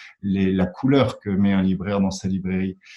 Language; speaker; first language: French; native; French